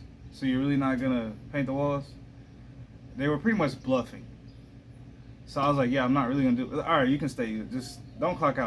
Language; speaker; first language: English; native; English